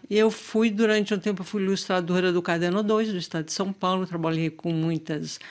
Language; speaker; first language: Portuguese; native; Portuguese